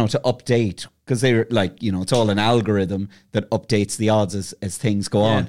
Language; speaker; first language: English; native; English